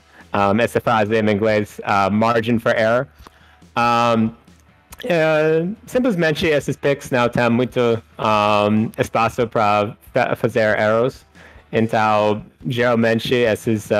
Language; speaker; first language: Portuguese; non-native, fluent; English